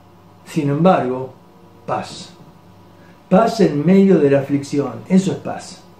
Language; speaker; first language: Spanish; native; Spanish